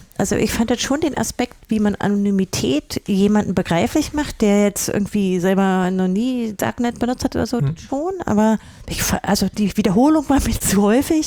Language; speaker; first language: German; native; German